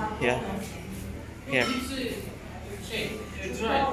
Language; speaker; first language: English; non-native, learner; Filipino